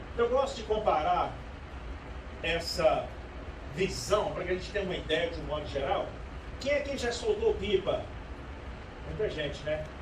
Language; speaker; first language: Portuguese; native; Portuguese